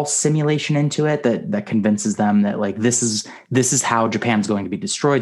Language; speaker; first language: English; native; English